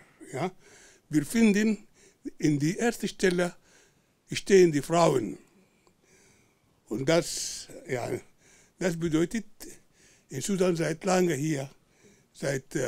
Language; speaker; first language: German; non-native, learner; Arabic